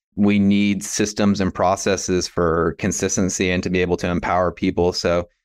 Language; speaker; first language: English; native; English